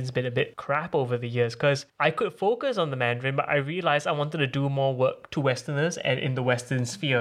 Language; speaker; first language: English; native; English